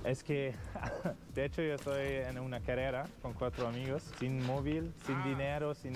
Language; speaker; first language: Spanish; non-native, fluent; German